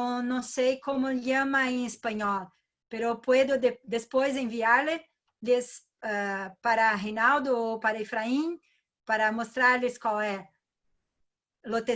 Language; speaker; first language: Spanish; non-native, learner; Portuguese